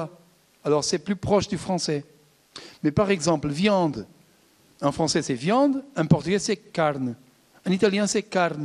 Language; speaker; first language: French; non-native, fluent; Portuguese